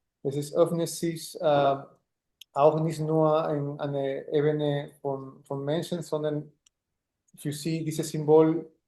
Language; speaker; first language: German; non-native, fluent; Spanish